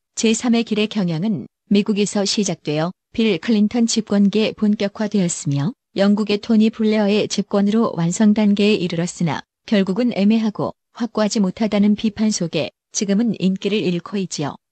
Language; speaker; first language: Korean; native; Korean